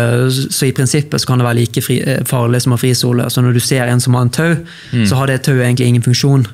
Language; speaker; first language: Norwegian; native; Norwegian